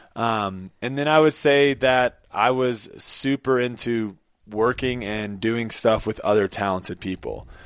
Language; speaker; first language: English; native; English